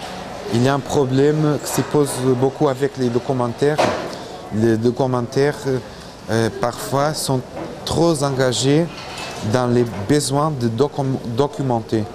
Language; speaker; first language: French; non-native, fluent; Portuguese